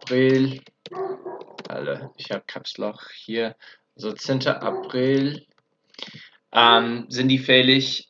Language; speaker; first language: German; non-native, fluent; English